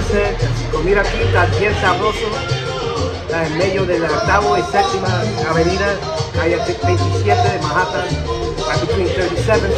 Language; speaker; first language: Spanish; early bilingual, heritage; English